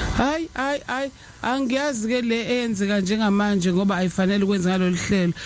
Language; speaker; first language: Zulu; native; Zulu